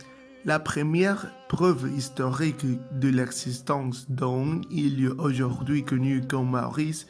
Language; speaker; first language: French; non-native, learner; Spanish